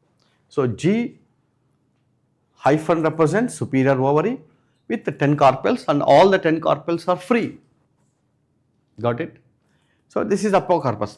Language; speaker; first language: English; non-native, local second language; Telugu